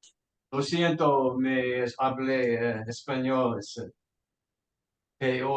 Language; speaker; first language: Spanish; non-native, learner; English